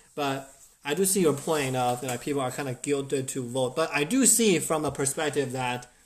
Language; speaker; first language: English; non-native, fluent; Chinese